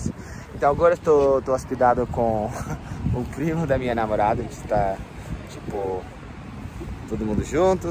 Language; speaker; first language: Portuguese; non-native, fluent; English